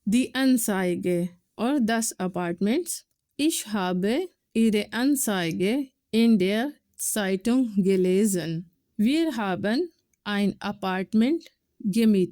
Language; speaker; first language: German; non-native, fluent; Urdu